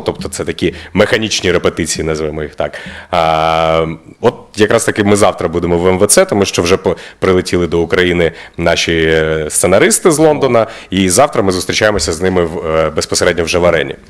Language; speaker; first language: Ukrainian; native; Ukrainian